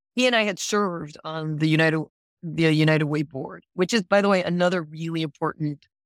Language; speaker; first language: English; non-native, fluent; Spanish